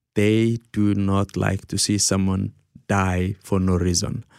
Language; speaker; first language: English; early bilingual, other home language; Somali